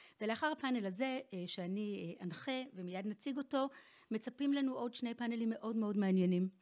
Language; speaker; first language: Hebrew; native; Hebrew